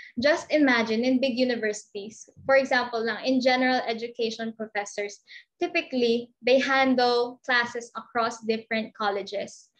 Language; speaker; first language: English; non-native, local second language; Filipino